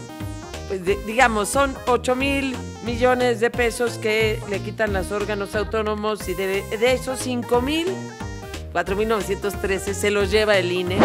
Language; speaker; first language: Spanish; native; Spanish